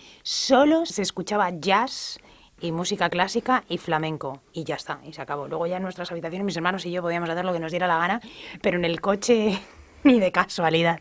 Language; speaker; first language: Spanish; native; Spanish